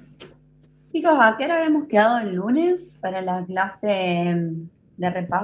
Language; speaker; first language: Spanish; native; Spanish